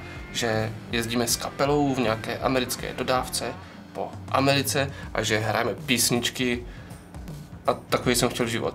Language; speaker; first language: Czech; native; Czech